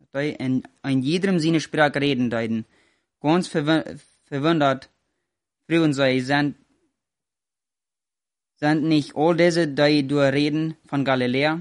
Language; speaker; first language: German; non-native, learner; Plautdietsch